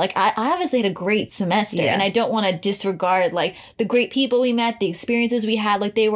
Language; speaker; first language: English; native; English